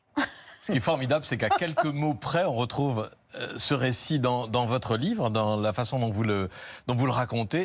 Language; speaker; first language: French; native; French